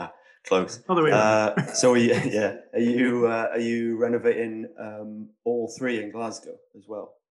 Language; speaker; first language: English; native; English